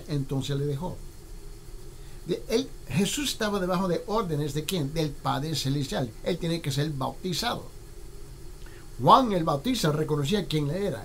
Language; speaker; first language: Spanish; early bilingual, heritage; Spanish